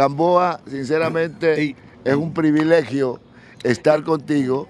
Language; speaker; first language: Spanish; native; Spanish